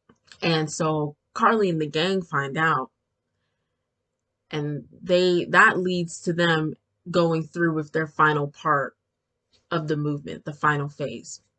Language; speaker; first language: English; native; English